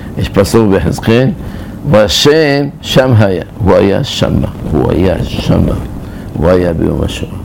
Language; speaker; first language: Hebrew; early bilingual, other home language; Arabic